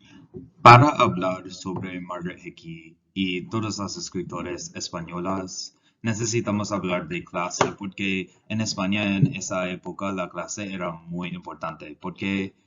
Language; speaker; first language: Spanish; non-native, learner; English